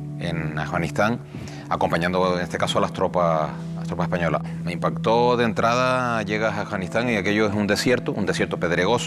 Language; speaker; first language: Spanish; native; Spanish